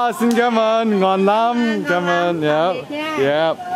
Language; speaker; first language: Vietnamese; non-native, learner; English